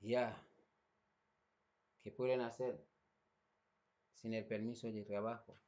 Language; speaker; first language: Spanish; non-native, fluent; Haitian Creole